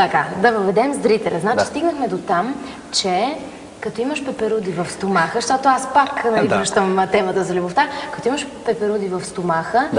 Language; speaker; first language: Bulgarian; native; Bulgarian